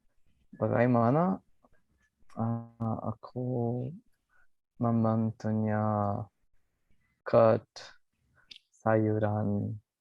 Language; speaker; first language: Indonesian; non-native, learner; Portuguese